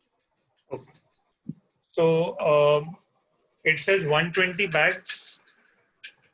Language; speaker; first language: English; non-native, local second language; Hindi